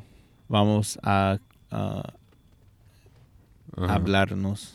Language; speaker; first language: Spanish; non-native, learner; English